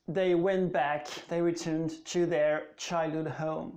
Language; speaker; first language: English; non-native, fluent; French